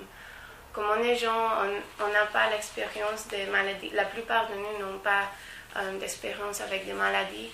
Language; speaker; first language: French; non-native, fluent; English